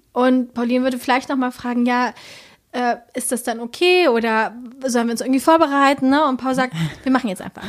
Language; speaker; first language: German; early bilingual, other home language; Spanish